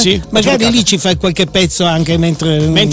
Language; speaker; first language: Italian; native; Italian